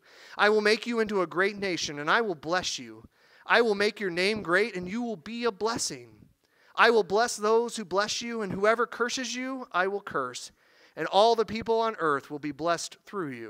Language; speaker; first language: English; native; English